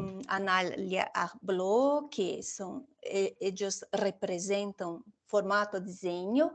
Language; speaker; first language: Spanish; non-native, fluent; Portuguese